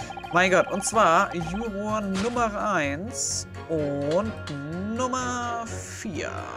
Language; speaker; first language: German; native; German